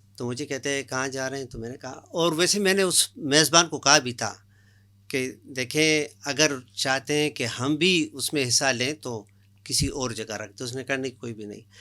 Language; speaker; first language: Urdu; non-native, local second language; Pashto